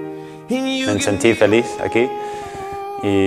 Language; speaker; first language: Spanish; non-native, learner; English